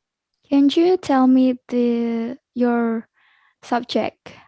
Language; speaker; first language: English; non-native, learner; Indonesian